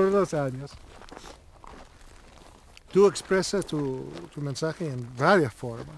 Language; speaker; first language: Spanish; non-native, learner; English